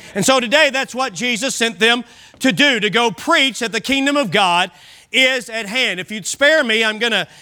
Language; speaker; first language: English; native; English